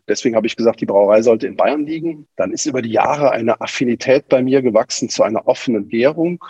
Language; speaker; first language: German; native; German